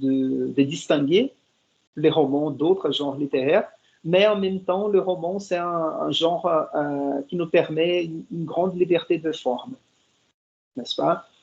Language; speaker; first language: French; non-native, fluent; Portuguese